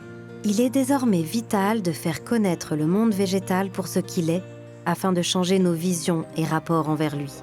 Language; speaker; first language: French; native; French